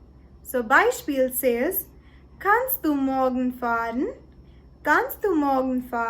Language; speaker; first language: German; non-native, learner; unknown